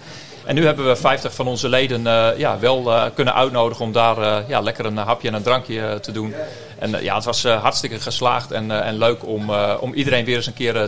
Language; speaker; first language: Dutch; native; Dutch